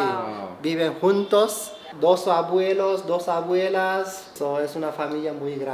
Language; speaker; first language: Spanish; non-native, learner; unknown